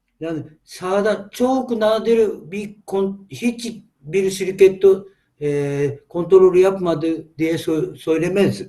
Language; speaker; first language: Turkish; non-native, learner; Japanese